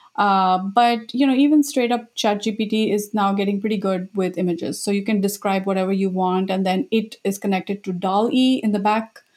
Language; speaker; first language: English; non-native, local second language; Hindi